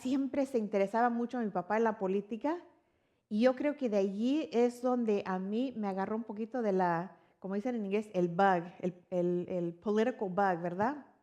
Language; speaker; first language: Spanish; early bilingual, heritage; Spanish